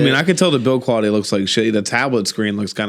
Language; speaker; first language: English; native; English